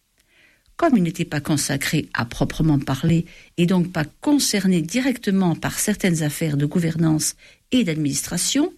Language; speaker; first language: French; native; French